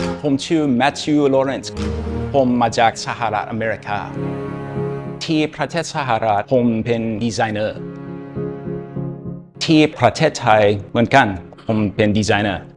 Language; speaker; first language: Thai; non-native, fluent; English